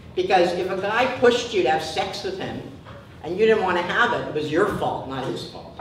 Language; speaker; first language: English; native; English